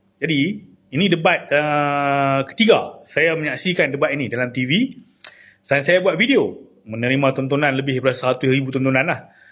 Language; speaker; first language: Malay; native; Malay